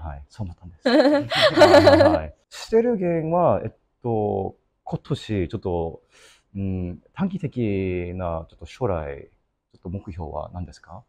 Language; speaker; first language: Japanese; non-native, learner; English